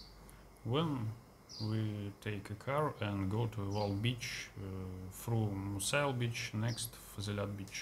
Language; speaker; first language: English; non-native, learner; Russian